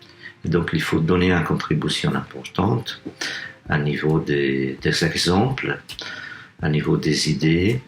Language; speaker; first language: French; non-native, fluent; Italian